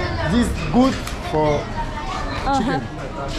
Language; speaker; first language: English; non-native, learner; French